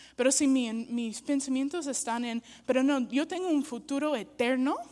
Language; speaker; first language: Spanish; non-native, fluent; English